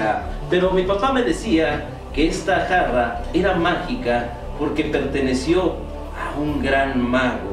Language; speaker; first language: Spanish; native; Spanish